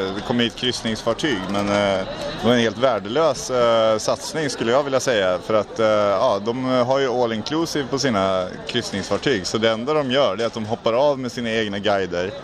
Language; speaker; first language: Swedish; native; Swedish